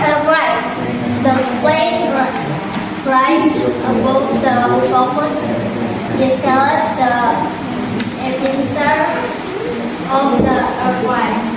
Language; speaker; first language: English; non-native, learner; Indonesian